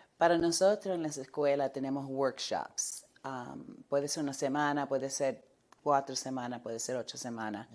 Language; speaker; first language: Spanish; early bilingual, heritage; Spanish